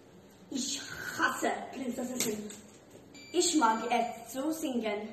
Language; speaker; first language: German; non-native, learner; Maltese